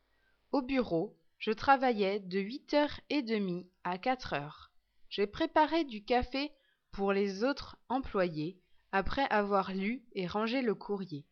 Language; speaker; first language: French; non-native, learner; English